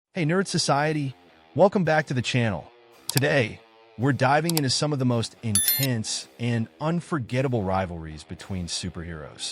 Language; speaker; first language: English; native; English